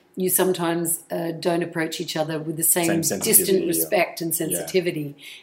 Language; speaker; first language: English; native; English